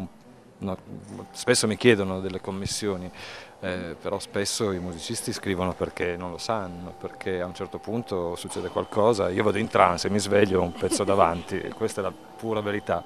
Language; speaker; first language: Italian; native; Italian